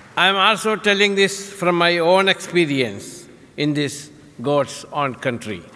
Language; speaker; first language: English; non-native, local second language; Malayalam